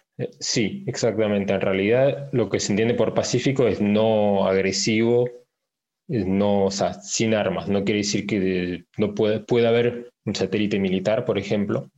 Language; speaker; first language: Spanish; early bilingual, heritage; Spanish